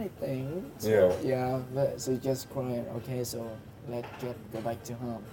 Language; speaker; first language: English; non-native, learner; Vietnamese